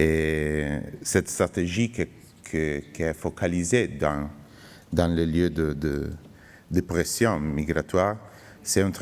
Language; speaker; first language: French; non-native, fluent; Italian